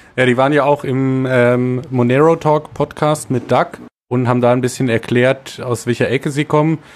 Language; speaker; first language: German; native; German